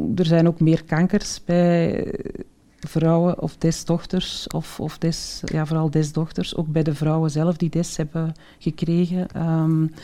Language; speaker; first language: Dutch; native; Dutch